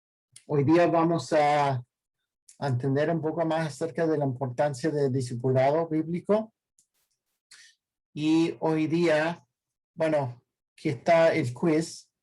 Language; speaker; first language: Spanish; non-native, fluent; English